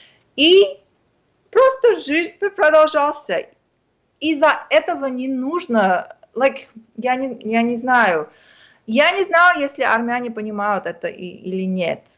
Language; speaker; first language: Russian; non-native, fluent; Armenian